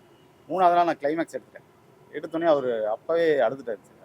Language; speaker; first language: Tamil; native; Tamil